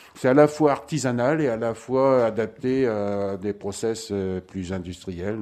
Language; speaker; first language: French; native; French